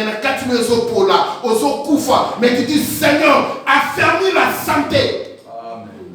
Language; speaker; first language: French; non-native, local second language; Lingala